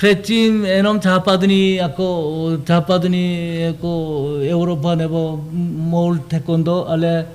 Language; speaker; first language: Czech; non-native, learner; Korean